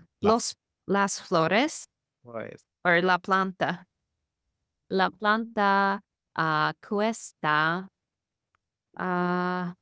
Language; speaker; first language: Spanish; non-native, learner; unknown